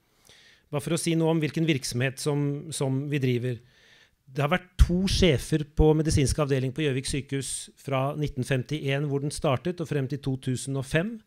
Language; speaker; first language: Norwegian; native; Norwegian